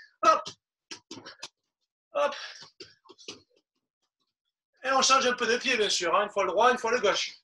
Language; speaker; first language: French; native; French